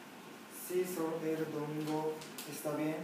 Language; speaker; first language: Spanish; non-native, learner; Japanese